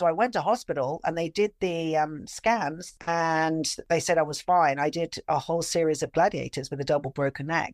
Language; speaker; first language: English; native; English